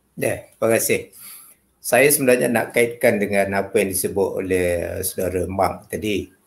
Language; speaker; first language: Malay; native; Malay